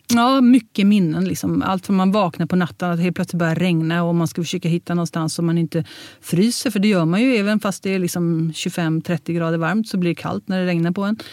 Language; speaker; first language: Swedish; early bilingual, heritage; Swedish